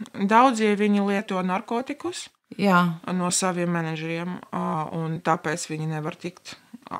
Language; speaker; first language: Latvian; non-native, local second language; Russian